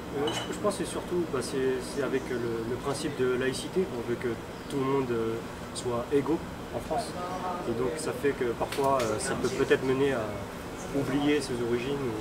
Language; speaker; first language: French; early bilingual, other home language; Min Nan Chinese